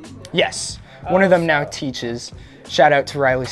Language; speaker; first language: English; native; English